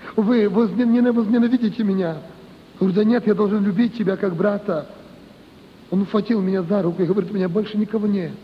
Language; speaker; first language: Russian; non-native, local second language; Ukrainian